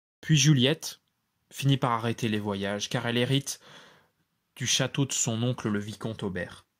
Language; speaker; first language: French; native; French